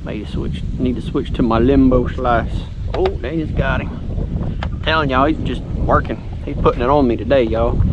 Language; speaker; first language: English; native; English